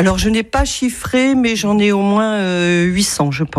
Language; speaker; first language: French; native; French